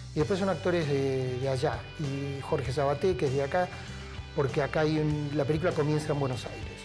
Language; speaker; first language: Spanish; native; Spanish